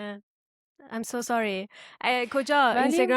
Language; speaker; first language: Persian; early bilingual, heritage; Persian